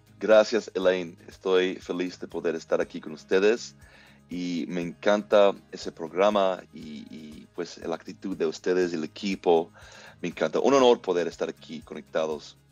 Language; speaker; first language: Spanish; non-native, fluent; English